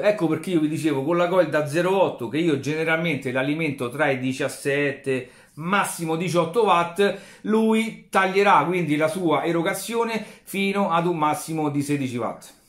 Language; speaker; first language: Italian; native; Italian